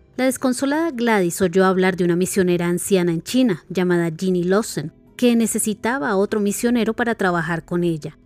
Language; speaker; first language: Spanish; native; Spanish